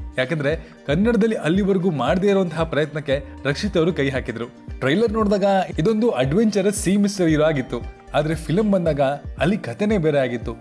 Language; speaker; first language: Kannada; native; Kannada